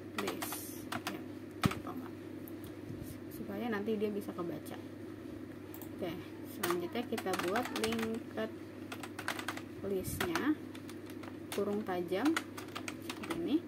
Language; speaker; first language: Indonesian; native; Indonesian